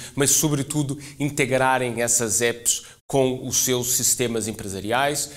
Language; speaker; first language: Portuguese; native; Portuguese